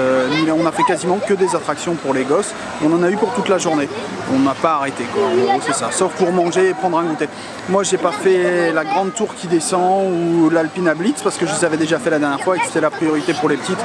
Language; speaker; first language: French; native; French